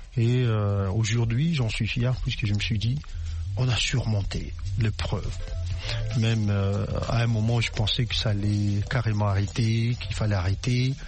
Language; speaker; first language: French; non-native, local second language; Lingala